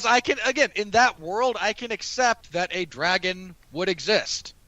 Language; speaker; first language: English; native; English